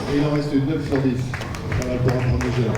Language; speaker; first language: French; native; French